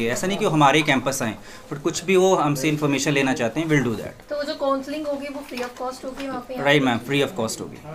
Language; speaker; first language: Hindi; native; Hindi